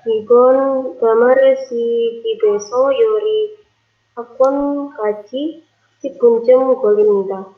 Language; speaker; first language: Korean; non-native, learner; Indonesian